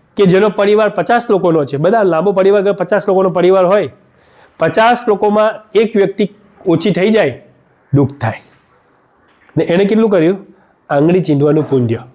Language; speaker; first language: Gujarati; native; Gujarati